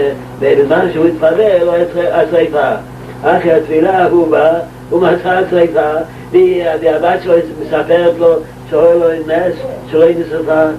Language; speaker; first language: Hebrew; non-native, local second language; Yiddish